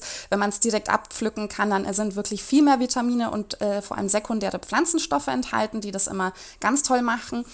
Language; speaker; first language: German; native; German